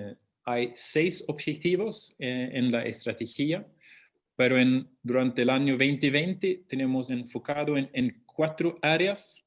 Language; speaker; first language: Spanish; non-native, fluent; Swedish